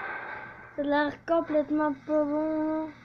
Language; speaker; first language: French; native; French